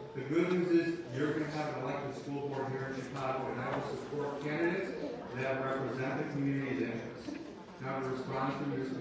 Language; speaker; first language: English; early bilingual, other home language; Spanish